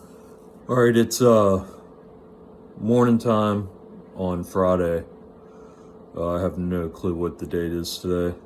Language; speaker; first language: English; native; English